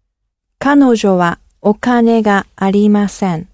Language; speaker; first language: Japanese; non-native, learner; English